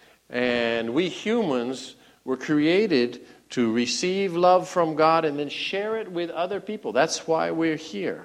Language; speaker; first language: English; native; English